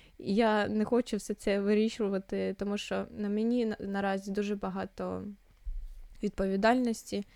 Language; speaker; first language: Ukrainian; non-native, local second language; Russian